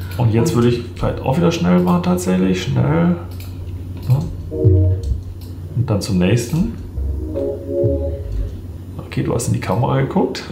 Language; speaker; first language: German; native; German